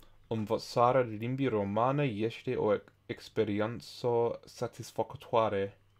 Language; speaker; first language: Romanian; non-native, learner; English